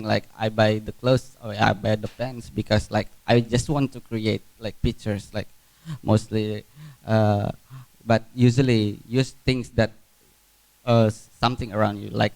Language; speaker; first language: English; non-native, fluent; Indonesian